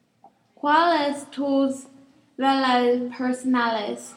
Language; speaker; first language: Spanish; non-native, learner; English